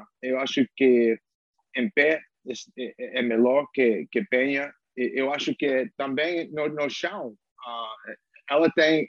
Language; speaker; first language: Portuguese; non-native, fluent; English